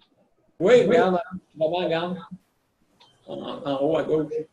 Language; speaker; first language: French; native; French